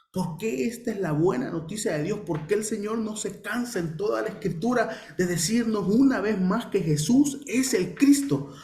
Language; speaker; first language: Spanish; native; Spanish